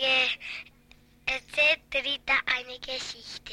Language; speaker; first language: German; early bilingual, other home language; Albanian